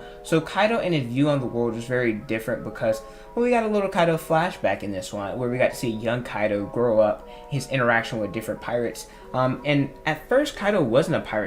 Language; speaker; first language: English; native; English